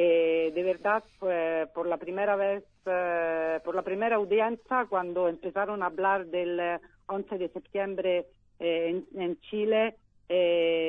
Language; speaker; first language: Spanish; non-native, learner; Italian